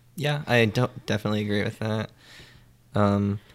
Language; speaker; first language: English; native; English